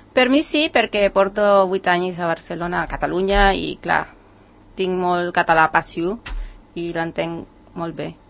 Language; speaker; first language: Catalan; non-native, learner; Spanish